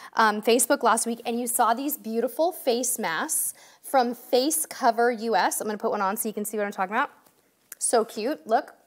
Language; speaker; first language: English; native; English